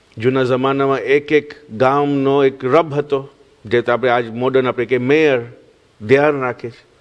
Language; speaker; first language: Gujarati; early bilingual, heritage; Gujarati